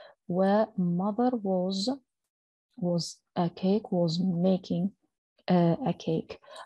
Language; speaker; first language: English; non-native, fluent; Arabic